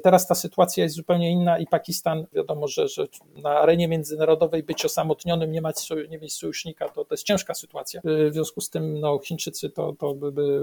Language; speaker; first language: Polish; native; Polish